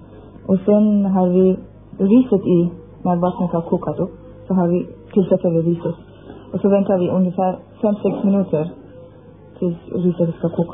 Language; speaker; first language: Swedish; non-native, fluent; Persian